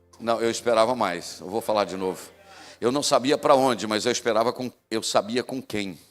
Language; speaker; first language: Portuguese; native; Portuguese